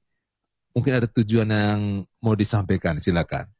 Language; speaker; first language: Indonesian; native; Indonesian